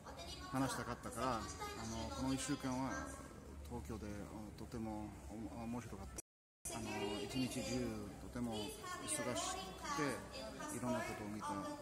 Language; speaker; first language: Japanese; non-native, learner; English